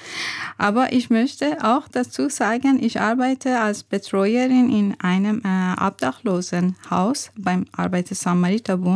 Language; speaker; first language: German; non-native, learner; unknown